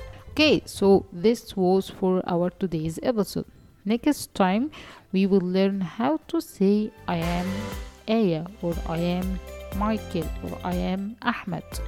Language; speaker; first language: English; non-native, fluent; Arabic